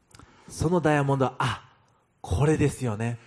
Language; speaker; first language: Japanese; non-native, fluent; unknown